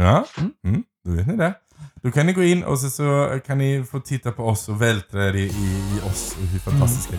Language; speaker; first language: Swedish; native; Swedish